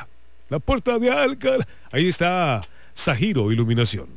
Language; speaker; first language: Spanish; native; Spanish